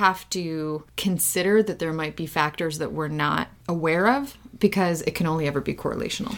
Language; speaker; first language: English; early bilingual, other home language; Russian